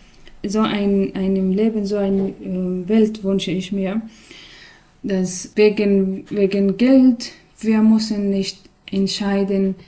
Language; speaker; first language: German; non-native, learner; Persian